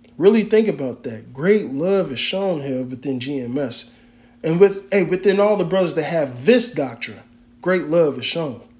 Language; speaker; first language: English; native; English